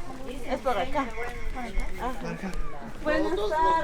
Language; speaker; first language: Spanish; non-native, local second language; Kʼicheʼ